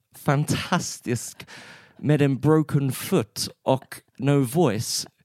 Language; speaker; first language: Swedish; non-native, learner; English